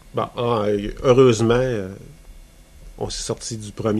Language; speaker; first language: French; native; French